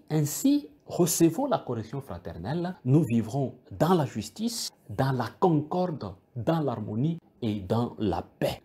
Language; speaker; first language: French; non-native, local second language; Kituba (Democratic Republic of Congo)